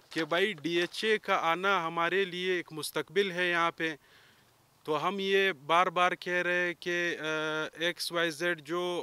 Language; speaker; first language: Urdu; non-native, local second language; Pashto